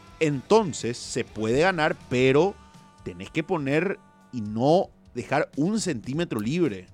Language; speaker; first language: Spanish; native; Spanish